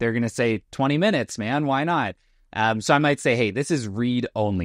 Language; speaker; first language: English; native; English